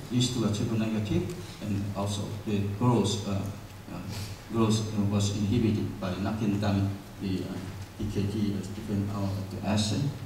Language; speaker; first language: English; non-native, fluent; Chinese